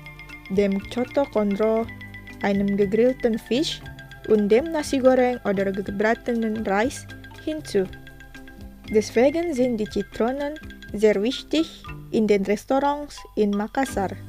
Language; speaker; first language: German; non-native, fluent; Indonesian